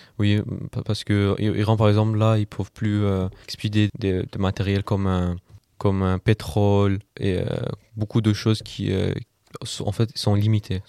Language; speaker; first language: French; non-native, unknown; Persian